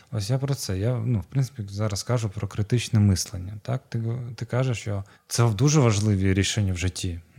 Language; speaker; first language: Ukrainian; non-native, local second language; Russian